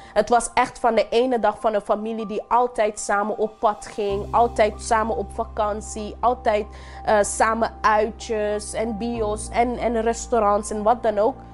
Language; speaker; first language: Dutch; non-native, local second language; English